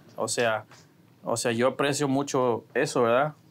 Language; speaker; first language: Spanish; native; Spanish